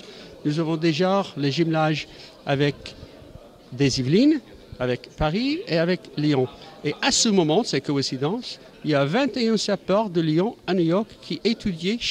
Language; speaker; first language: French; non-native, learner; English